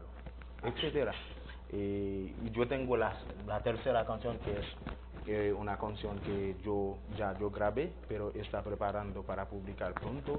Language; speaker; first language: Spanish; non-native, learner; Haitian Creole